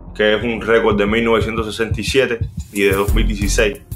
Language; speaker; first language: Spanish; native; Spanish